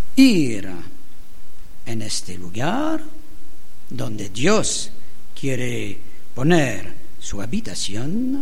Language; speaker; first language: Spanish; non-native, learner; French